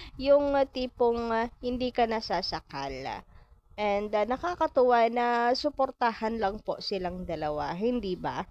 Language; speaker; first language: Filipino; non-native, local second language; Bikol